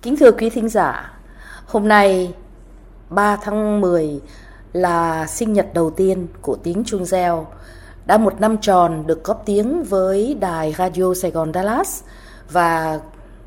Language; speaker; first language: Vietnamese; native; Vietnamese